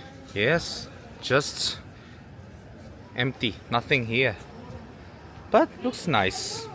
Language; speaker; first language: English; non-native, learner; Korean